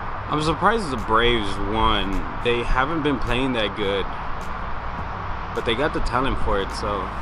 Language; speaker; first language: English; native; English